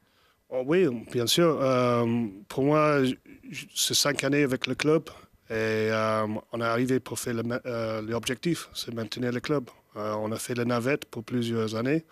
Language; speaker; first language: French; non-native, fluent; English